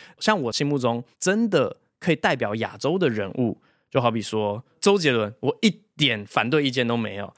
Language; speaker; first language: Chinese; native; Chinese